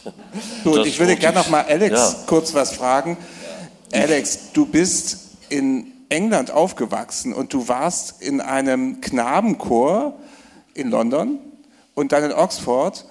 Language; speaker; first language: German; native; German